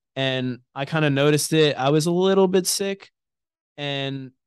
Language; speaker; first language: English; native; English